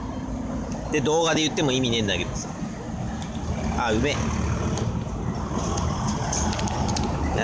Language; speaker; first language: Japanese; native; Japanese